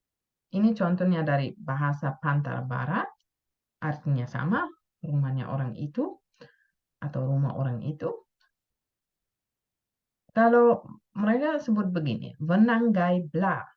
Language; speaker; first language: Indonesian; non-native, fluent; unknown